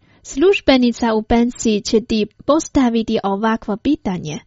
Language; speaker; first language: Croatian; non-native, fluent; Chinese